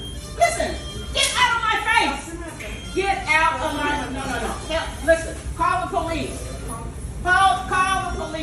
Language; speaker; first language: English; native; English